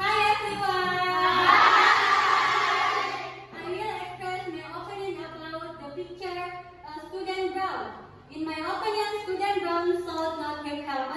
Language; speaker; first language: English; non-native, learner; Indonesian